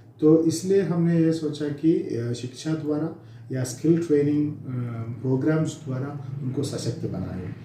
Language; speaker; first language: Hindi; non-native, local second language; Malayalam